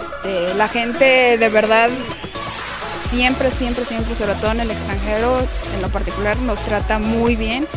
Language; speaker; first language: Spanish; native; Spanish